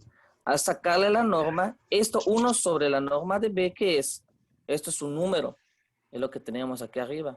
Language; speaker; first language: Spanish; native; Spanish